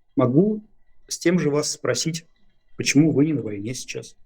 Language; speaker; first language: Russian; native; Russian